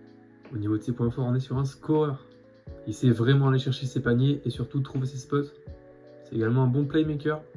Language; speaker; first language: French; native; French